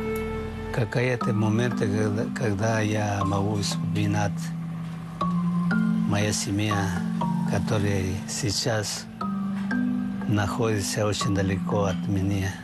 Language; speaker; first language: Russian; non-native, fluent; Chinese